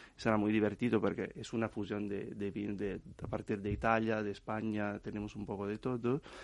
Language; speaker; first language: Spanish; non-native, fluent; Italian